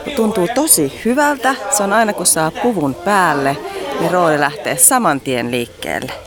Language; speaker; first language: Finnish; native; Finnish